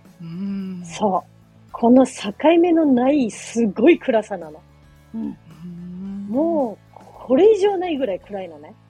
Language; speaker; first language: Japanese; native; Japanese